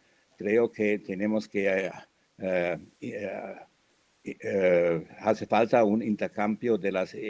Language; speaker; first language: Spanish; non-native, fluent; German